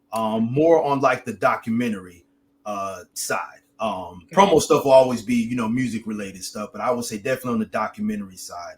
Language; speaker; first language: English; native; English